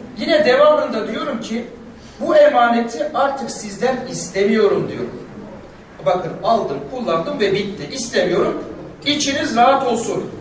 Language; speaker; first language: Turkish; non-native, local second language; Kurdish